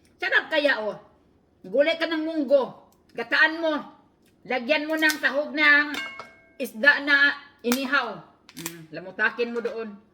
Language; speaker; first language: Filipino; non-native, local second language; Cebuano